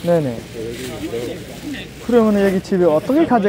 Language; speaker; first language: Korean; non-native, learner; Nepali